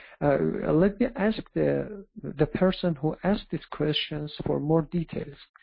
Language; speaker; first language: English; non-native, fluent; Persian